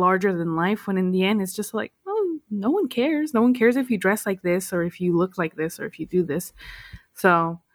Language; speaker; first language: English; early bilingual, other home language; Spanish